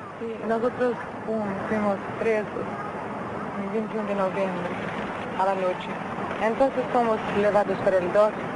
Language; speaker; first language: Spanish; non-native, learner; Portuguese